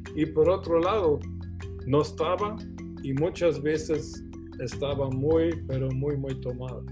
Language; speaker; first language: Spanish; non-native, fluent; German